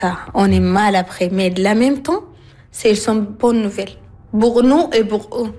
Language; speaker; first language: French; non-native, learner; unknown